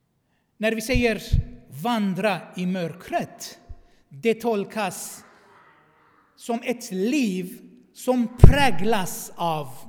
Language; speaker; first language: Swedish; non-native, fluent; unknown